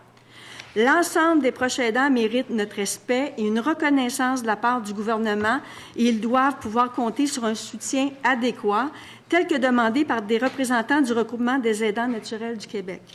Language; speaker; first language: French; native; French